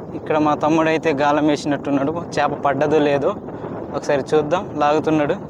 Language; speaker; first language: Telugu; non-native, local second language; Koya